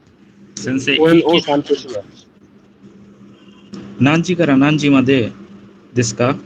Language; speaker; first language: Japanese; non-native, learner; Bangla